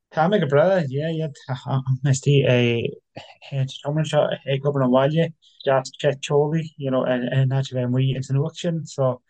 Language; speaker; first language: Irish; non-native, local second language; English